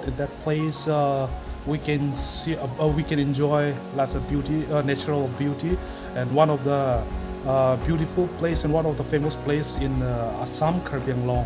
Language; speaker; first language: English; non-native, learner; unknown